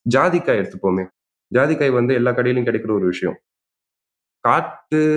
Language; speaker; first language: Tamil; native; Tamil